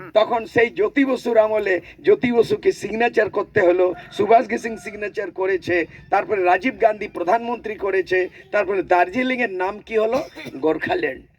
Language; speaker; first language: Bangla; non-native, local second language; Santali